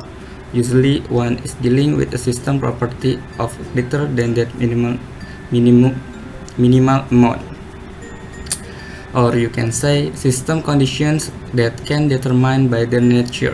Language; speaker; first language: English; non-native, learner; Indonesian